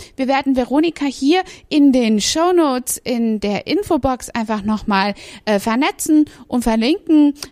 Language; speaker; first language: German; native; German